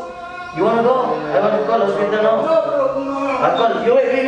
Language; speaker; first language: English; non-native, learner; Malay